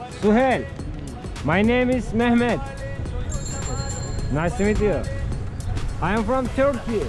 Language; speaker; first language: English; non-native, learner; Turkish